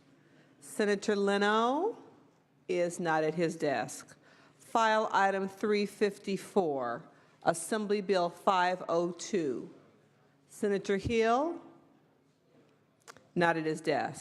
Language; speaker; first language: English; native; English